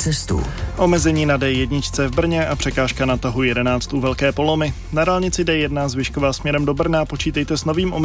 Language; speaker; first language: Czech; native; Czech